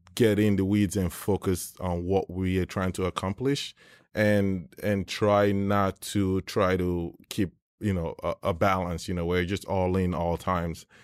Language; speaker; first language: English; non-native, local second language; Yoruba